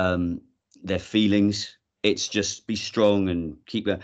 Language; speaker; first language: English; native; English